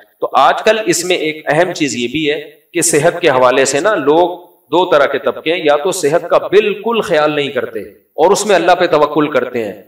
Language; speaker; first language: Urdu; native; Urdu